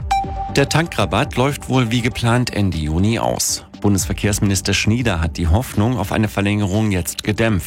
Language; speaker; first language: German; native; German